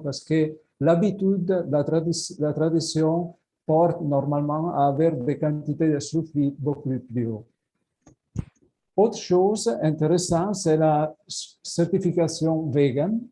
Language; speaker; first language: French; non-native, fluent; Italian